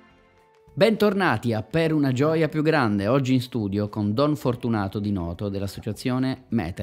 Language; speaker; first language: Italian; native; Italian